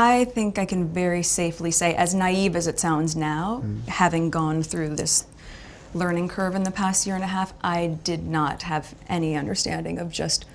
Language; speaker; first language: English; native; English